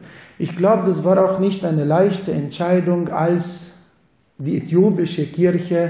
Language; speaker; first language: German; non-native, fluent; Arabic